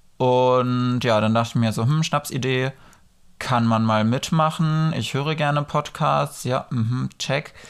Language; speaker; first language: German; early bilingual, other home language; Polish